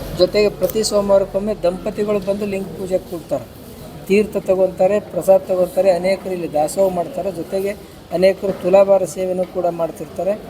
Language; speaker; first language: Kannada; native; Kannada